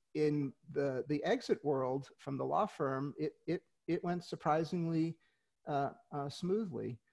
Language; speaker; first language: English; native; English